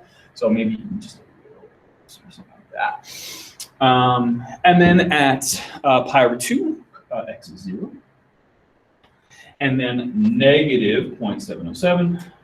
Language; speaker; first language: English; native; English